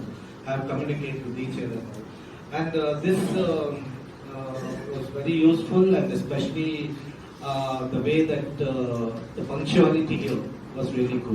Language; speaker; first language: English; non-native, local second language; Telugu